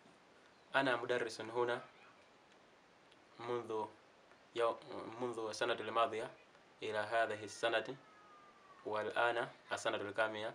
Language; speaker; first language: Arabic; non-native, learner; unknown